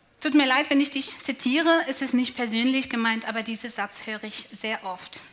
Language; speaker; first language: German; non-native, fluent; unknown